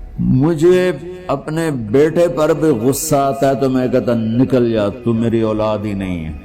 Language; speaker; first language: Urdu; non-native, local second language; Punjabi